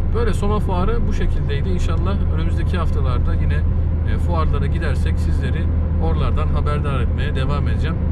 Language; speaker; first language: Turkish; native; Turkish